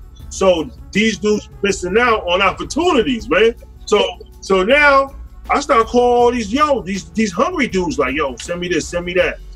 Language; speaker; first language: English; native; English